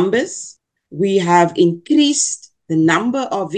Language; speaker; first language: English; non-native, local second language; Afrikaans